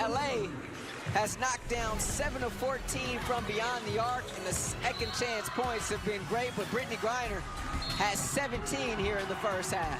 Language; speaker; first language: English; native; English